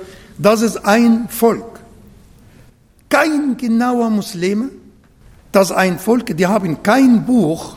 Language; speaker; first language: German; non-native, learner; Arabic